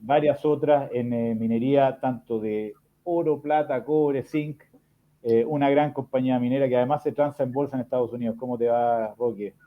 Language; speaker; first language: Spanish; native; Spanish